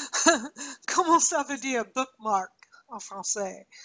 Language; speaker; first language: French; non-native, learner; English